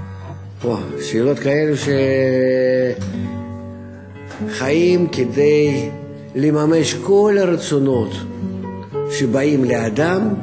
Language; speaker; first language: Hebrew; non-native, fluent; Russian